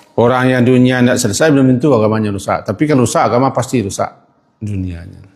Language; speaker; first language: Malay; non-native, local second language; Minangkabau